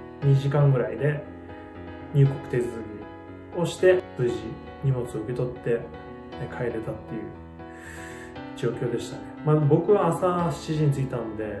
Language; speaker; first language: Japanese; native; Japanese